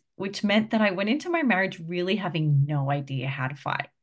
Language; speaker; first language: English; native; English